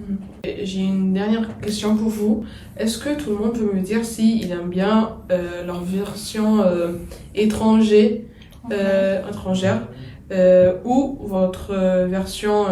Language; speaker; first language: French; non-native, fluent; Arabic